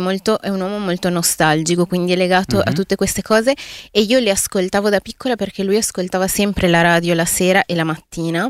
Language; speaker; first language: Italian; early bilingual, other home language; Spanish